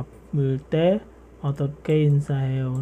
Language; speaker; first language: Korean; non-native, fluent; Khmer